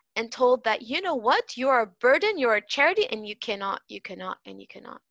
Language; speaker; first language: English; native; English